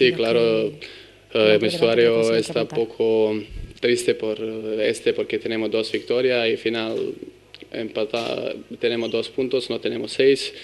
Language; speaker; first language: Spanish; non-native, learner; Serbian